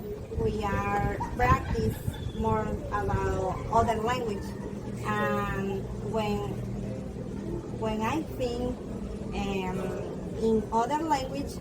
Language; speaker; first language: English; non-native, learner; Spanish